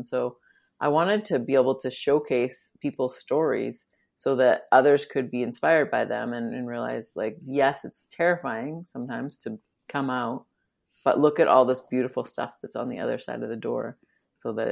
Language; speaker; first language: English; native; English